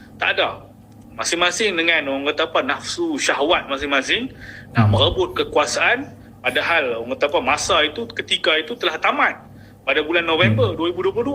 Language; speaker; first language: Malay; native; Malay